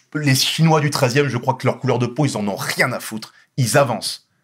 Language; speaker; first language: French; native; French